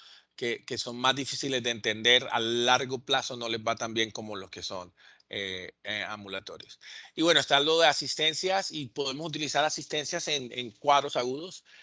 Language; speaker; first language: Spanish; native; Spanish